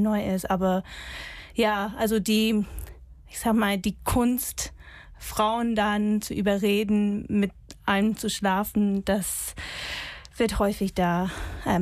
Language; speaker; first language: German; non-native, fluent; English